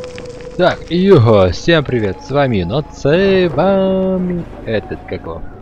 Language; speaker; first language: Russian; native; Russian